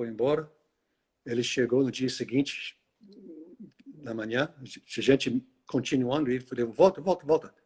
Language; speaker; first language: Portuguese; non-native, fluent; English